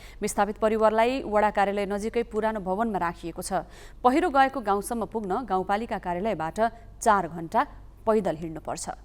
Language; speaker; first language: Nepali; native; Nepali